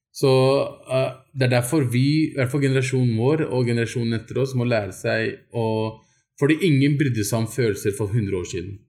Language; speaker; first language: Norwegian; early bilingual, other home language; Urdu